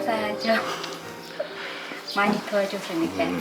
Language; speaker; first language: Korean; non-native, learner; Khmer